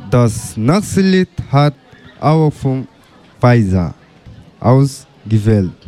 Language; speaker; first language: German; non-native, fluent; Persian